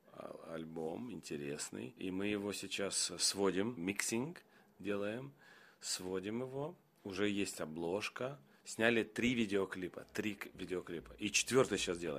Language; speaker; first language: Russian; non-native, local second language; Romanian